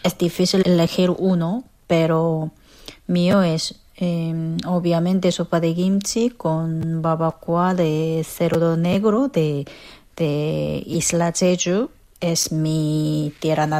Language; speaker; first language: Spanish; non-native, local second language; Korean